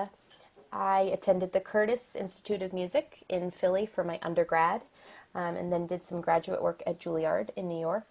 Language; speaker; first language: English; native; English